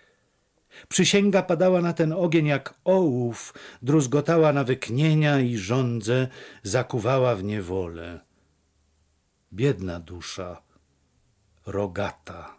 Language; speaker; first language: Polish; native; Polish